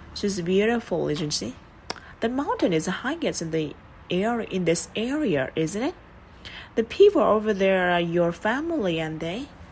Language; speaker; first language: English; non-native, fluent; Vietnamese